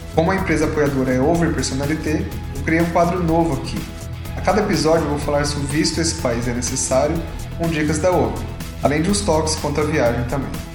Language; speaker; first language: Portuguese; native; Portuguese